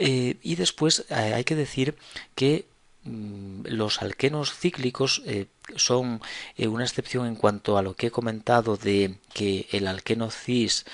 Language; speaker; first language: Spanish; native; Spanish